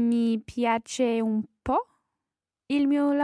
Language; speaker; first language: Italian; non-native, learner; English